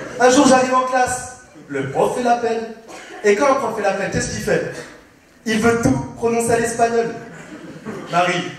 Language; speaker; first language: French; early bilingual, other home language; Vietnamese